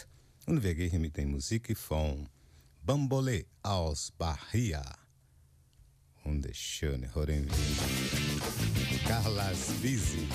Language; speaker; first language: German; non-native, fluent; Portuguese